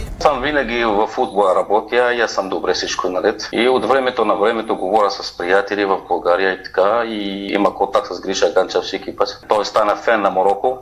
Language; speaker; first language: Bulgarian; non-native, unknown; Arabic